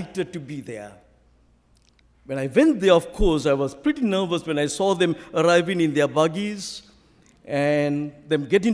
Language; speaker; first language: English; non-native, local second language; Sinhala